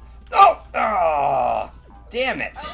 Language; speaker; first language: English; native; English